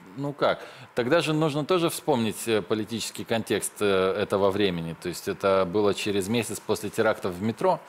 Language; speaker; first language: Russian; native; Russian